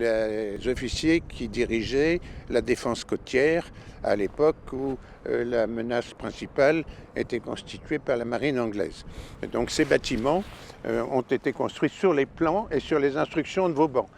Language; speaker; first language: French; native; French